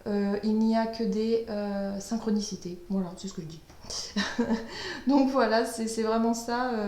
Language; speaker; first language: French; native; French